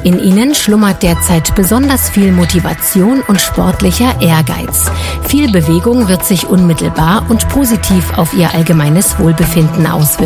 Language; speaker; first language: German; native; German